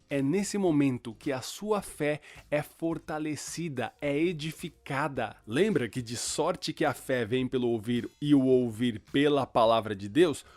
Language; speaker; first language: Portuguese; early bilingual, other home language; Spanish